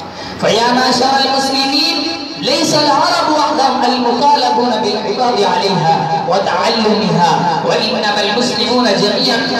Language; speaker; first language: Arabic; non-native, learner; Urdu